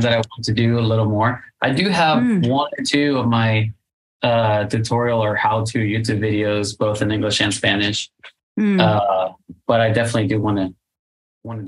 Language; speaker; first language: English; non-native, fluent; Spanish